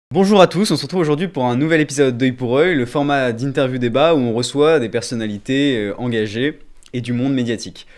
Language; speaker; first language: French; native; French